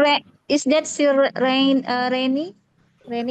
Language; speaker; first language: English; non-native, learner; Indonesian